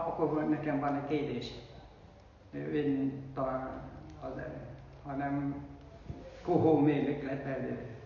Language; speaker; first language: Hungarian; non-native, learner; Vietnamese